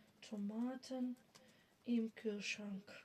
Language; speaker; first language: German; non-native, fluent; Macedonian